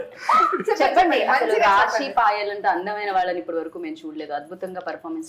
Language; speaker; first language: Telugu; native; Telugu